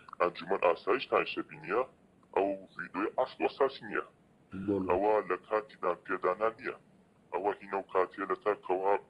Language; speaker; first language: Central Kurdish; non-native, local second language; Kurdish